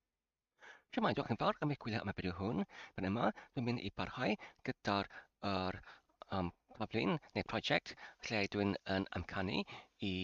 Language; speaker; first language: Welsh; non-native, learner; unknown